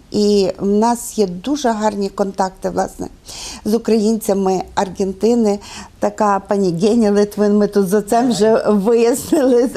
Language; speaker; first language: Ukrainian; native; Ukrainian